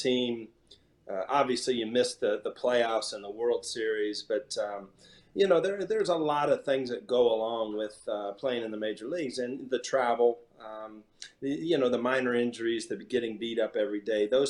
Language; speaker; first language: English; native; English